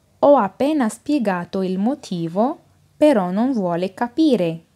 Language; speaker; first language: Italian; non-native, fluent; Arabic